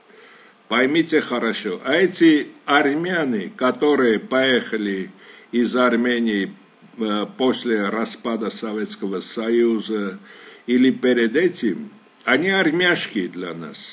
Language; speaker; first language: Russian; non-native, fluent; Armenian